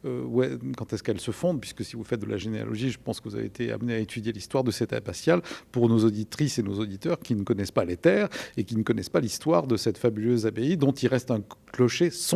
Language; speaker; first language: French; native; French